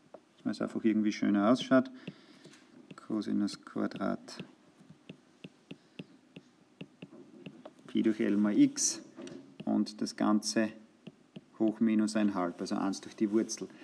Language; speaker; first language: German; native; German